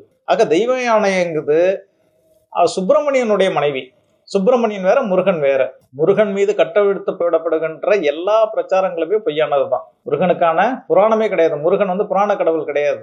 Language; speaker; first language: Tamil; native; Tamil